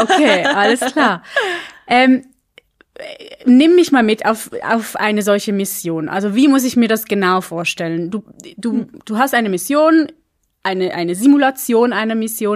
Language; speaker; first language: German; native; German